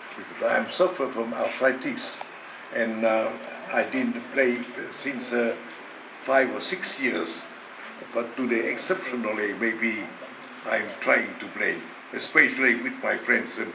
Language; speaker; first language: English; non-native, fluent; Vietnamese